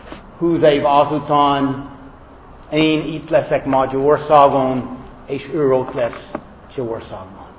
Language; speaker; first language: Hungarian; non-native, fluent; English